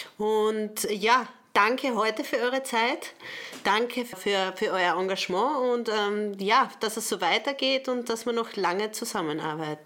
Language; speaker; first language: German; native; German